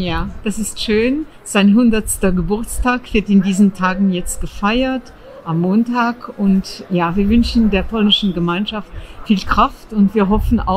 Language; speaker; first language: German; non-native, local second language; Luxembourgish